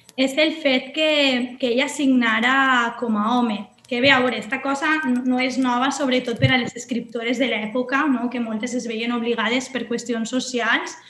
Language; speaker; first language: Catalan; native; Catalan